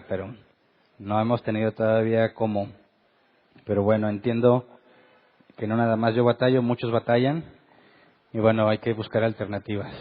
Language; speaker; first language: Spanish; native; Spanish